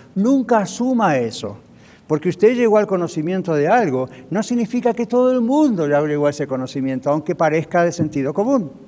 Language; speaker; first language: Spanish; native; Spanish